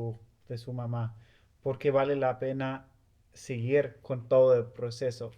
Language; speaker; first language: Spanish; non-native, fluent; English